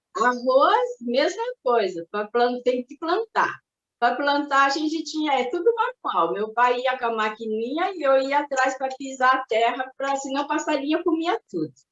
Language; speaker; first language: Portuguese; early bilingual, other home language; Japanese